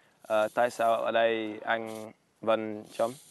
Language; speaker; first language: Vietnamese; non-native, learner; English